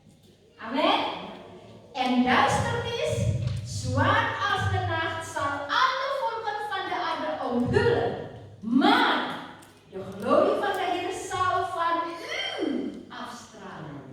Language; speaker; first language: Dutch; non-native, fluent; Indonesian